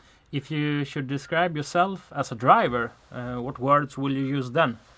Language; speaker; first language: English; non-native, fluent; Swedish